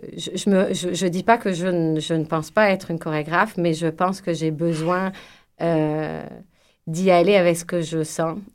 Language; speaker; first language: French; native; French